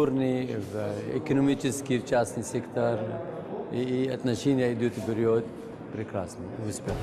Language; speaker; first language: Russian; non-native, fluent; Arabic